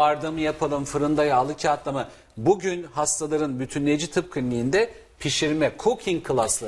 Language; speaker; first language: Turkish; native; Turkish